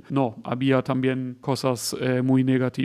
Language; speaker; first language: Spanish; non-native, fluent; German